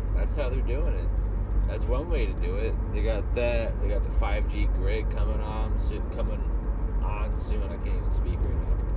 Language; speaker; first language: English; native; English